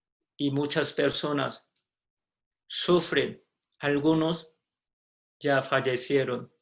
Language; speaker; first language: Spanish; non-native, fluent; Korean